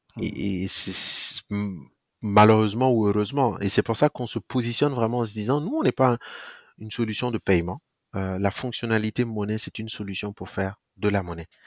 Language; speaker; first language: French; non-native, local second language; Mossi